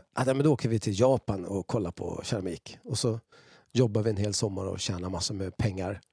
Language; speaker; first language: Swedish; native; Swedish